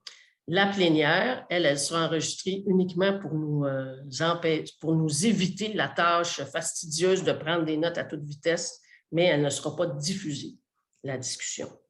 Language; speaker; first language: French; native; French